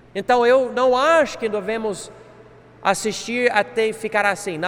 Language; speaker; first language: Portuguese; non-native, fluent; English